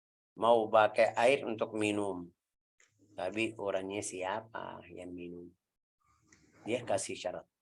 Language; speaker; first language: Indonesian; non-native, fluent; Arabic